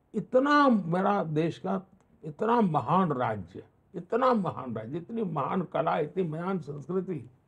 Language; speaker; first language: Hindi; non-native, local second language; Gujarati